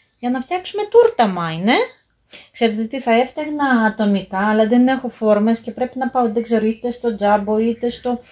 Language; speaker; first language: Greek; non-native, fluent; Russian